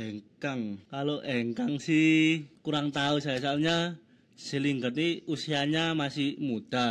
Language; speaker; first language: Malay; non-native, local second language; Javanese